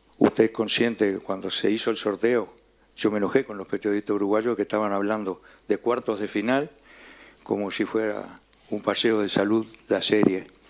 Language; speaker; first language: Spanish; native; Spanish